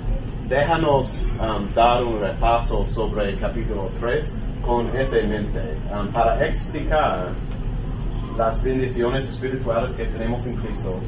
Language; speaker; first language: Spanish; non-native, learner; English